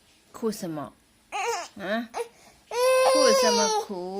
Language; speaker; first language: Chinese; non-native, fluent; Indonesian